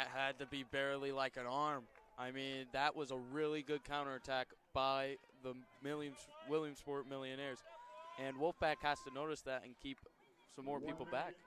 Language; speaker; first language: English; native; English